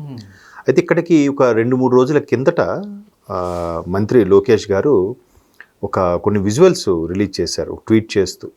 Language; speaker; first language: Telugu; native; Telugu